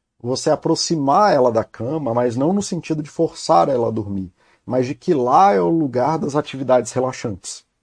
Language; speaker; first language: Portuguese; native; Portuguese